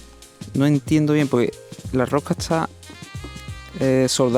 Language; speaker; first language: Spanish; native; Spanish